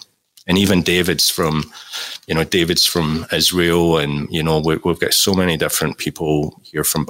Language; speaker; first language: English; native; English